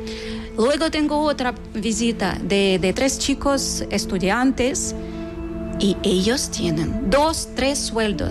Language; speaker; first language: Spanish; non-native, learner; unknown